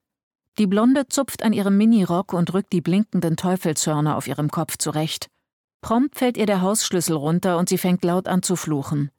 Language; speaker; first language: German; native; German